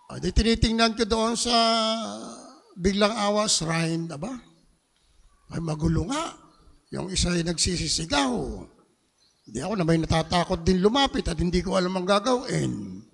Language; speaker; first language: Filipino; native; Filipino